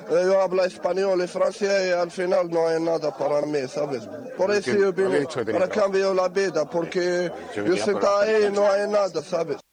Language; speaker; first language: Spanish; non-native, learner; Arabic